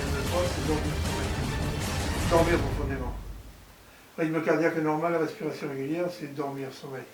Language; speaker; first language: French; native; French